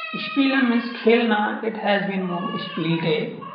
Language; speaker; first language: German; non-native, learner; Hindi